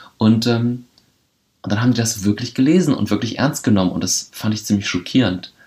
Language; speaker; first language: German; early bilingual, other home language; Polish